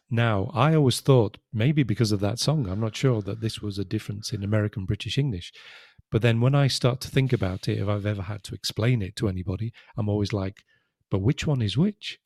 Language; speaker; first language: English; native; English